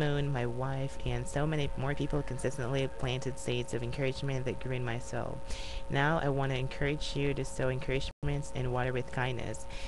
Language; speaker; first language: English; native; English